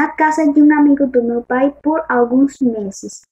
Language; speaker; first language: Portuguese; early bilingual, other home language; Spanish